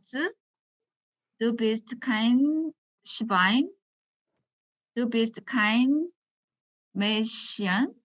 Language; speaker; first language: German; non-native, learner; Korean